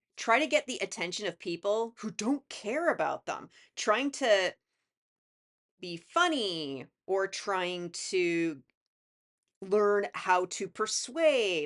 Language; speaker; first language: English; native; English